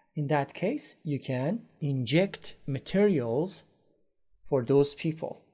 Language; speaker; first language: English; non-native, fluent; Persian